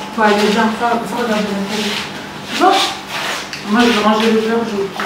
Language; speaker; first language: French; native; French